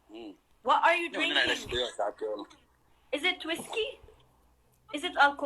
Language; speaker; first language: English; non-native, fluent; Somali